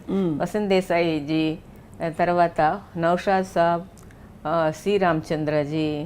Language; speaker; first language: Telugu; non-native, local second language; Tamil